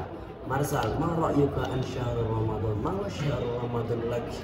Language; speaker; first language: Arabic; non-native, learner; Indonesian